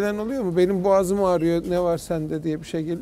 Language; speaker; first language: Turkish; native; Turkish